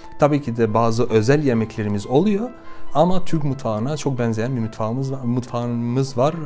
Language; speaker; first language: Turkish; non-native, fluent; Albanian